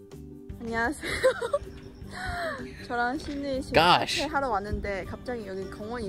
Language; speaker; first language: Korean; non-native, learner; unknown